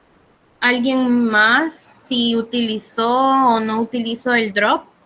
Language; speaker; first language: Spanish; native; Spanish